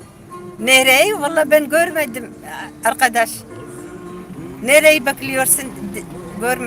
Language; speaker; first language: Turkish; non-native, local second language; Kurdish